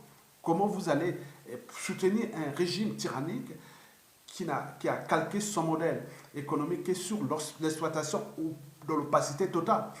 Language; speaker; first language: French; non-native, local second language; Lingala